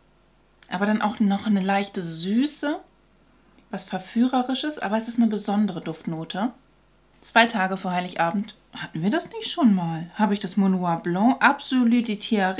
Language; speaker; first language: German; native; German